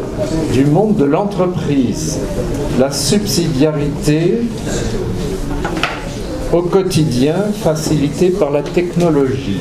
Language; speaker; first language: French; native; French